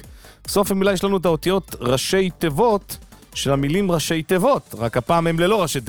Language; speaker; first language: Hebrew; native; Hebrew